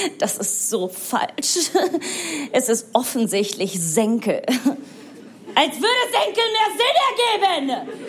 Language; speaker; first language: German; non-native, fluent; Italian